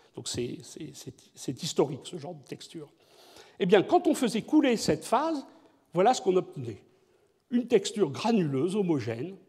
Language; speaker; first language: French; native; French